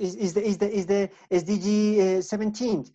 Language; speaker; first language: English; non-native, learner; Spanish